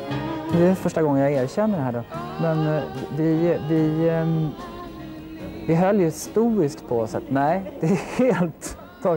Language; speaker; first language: Swedish; native; Swedish